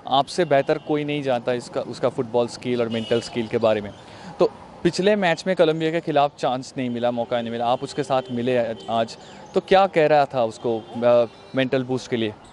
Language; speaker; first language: Hindi; non-native, local second language; Bangla